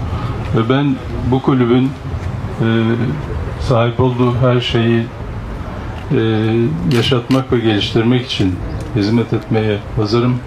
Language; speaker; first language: Turkish; native; Turkish